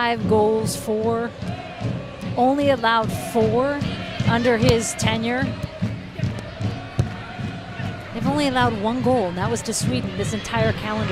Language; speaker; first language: English; native; English